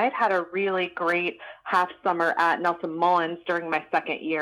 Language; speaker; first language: English; native; English